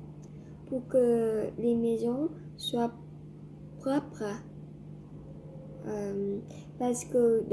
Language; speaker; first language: French; non-native, learner; Vietnamese